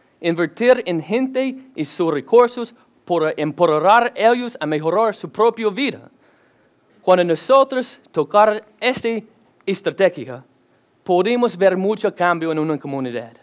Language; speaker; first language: Spanish; non-native, learner; English